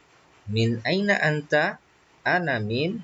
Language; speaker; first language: Arabic; non-native, fluent; Indonesian